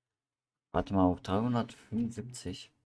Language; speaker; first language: German; native; German